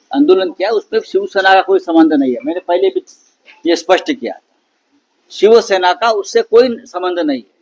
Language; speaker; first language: Hindi; non-native, local second language; Marathi